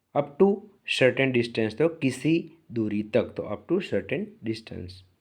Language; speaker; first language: Hindi; native; Hindi